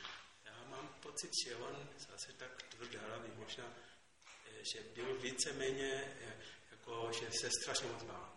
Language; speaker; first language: Czech; non-native, learner; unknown